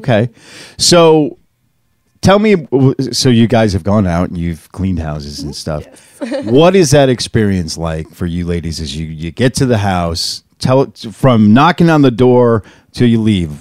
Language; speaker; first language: English; native; English